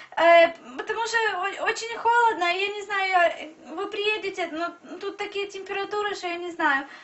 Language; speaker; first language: Russian; early bilingual, heritage; Russian